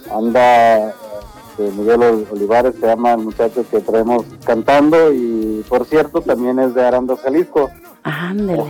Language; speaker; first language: Spanish; early bilingual, heritage; Spanish